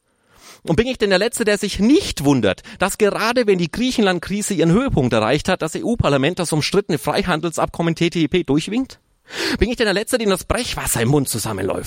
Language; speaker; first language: German; native; German